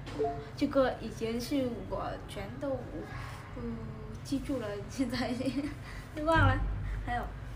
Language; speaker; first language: Chinese; non-native, learner; Vietnamese